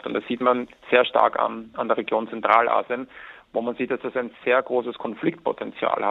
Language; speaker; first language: German; native; German